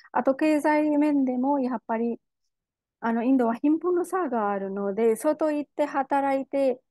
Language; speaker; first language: Japanese; non-native, fluent; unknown